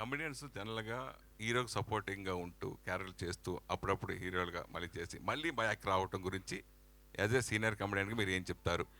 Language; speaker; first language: Telugu; native; Telugu